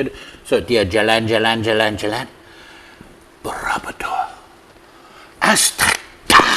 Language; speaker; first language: Indonesian; non-native, learner; English